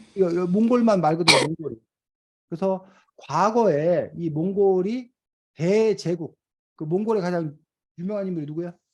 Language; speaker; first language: Korean; native; Korean